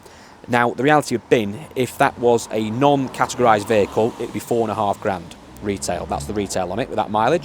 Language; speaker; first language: English; native; English